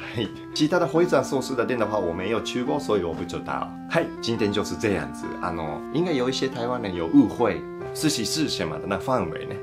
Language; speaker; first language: Chinese; non-native, fluent; Japanese